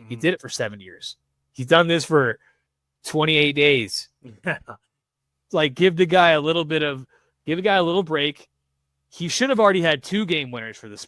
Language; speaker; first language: English; native; English